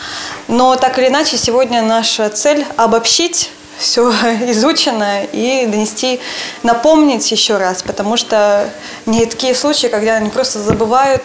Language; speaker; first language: Russian; native; Russian